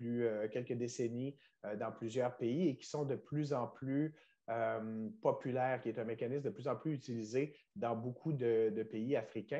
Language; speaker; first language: French; native; French